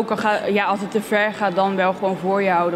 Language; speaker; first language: Dutch; native; Dutch